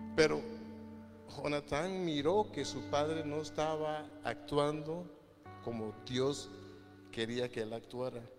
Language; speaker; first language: Spanish; native; Spanish